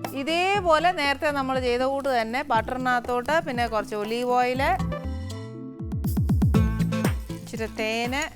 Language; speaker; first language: Malayalam; native; Malayalam